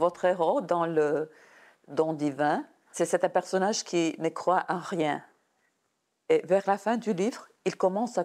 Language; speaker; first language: French; non-native, fluent; Serbian